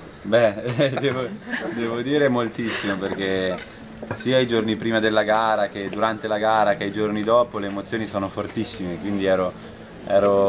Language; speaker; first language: Italian; native; Italian